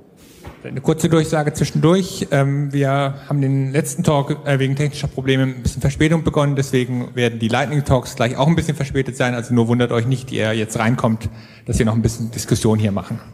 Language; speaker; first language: German; native; German